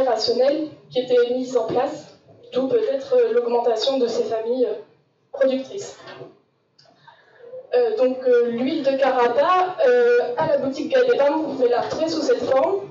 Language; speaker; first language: French; native; French